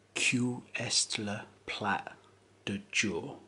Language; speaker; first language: French; non-native, learner; English